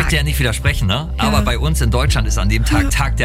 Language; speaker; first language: German; native; German